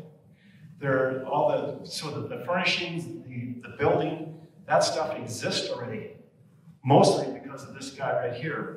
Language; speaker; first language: English; native; English